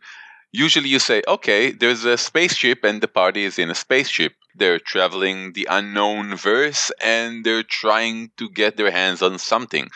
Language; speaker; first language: English; non-native, fluent; Hebrew